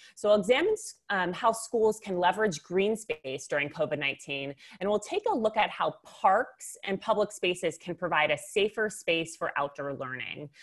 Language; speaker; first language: English; native; English